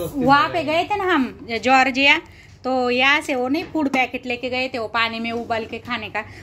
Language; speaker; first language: Hindi; non-native, local second language; Marathi